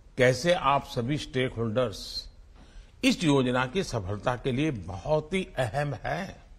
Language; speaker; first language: Hindi; non-native, local second language; Gujarati